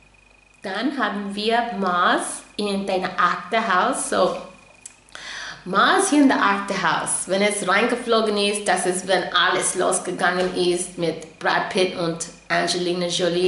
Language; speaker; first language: German; non-native, fluent; English